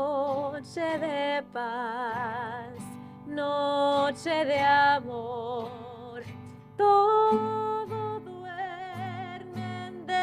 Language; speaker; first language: Spanish; early bilingual, other home language; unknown